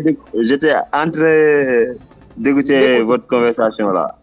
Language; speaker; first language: French; non-native, local second language; Wolof